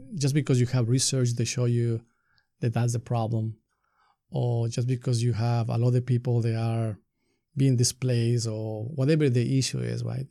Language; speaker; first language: English; non-native, fluent; Spanish